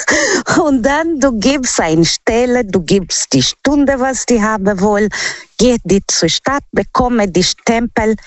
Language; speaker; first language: German; non-native, learner; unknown